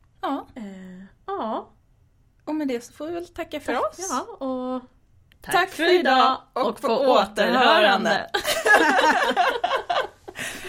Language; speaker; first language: Swedish; native; Swedish